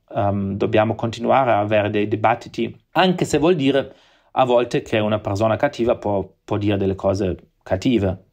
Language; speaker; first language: Italian; non-native, fluent; German